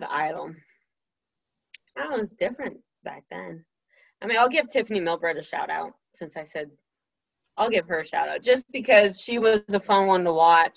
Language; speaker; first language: English; native; English